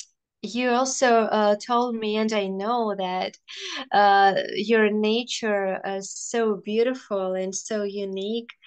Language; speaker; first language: English; non-native, fluent; Russian